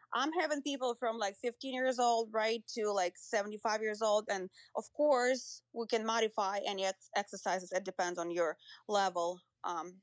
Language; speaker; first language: English; non-native, fluent; Russian